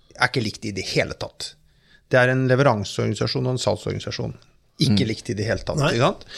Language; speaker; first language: Norwegian; native; Norwegian